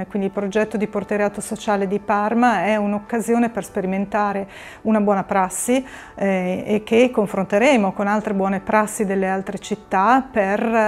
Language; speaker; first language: Italian; native; Italian